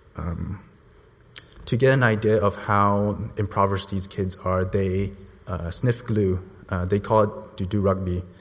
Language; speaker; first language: English; non-native, local second language; Cantonese